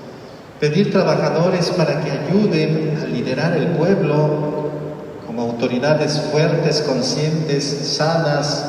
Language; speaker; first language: Spanish; native; Spanish